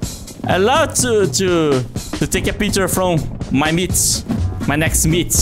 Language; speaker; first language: English; non-native, learner; Portuguese